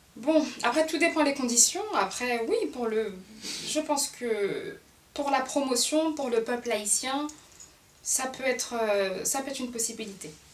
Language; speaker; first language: French; early bilingual, other home language; Haitian Creole